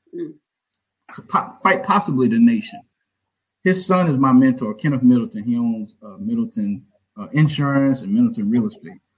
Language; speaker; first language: English; native; English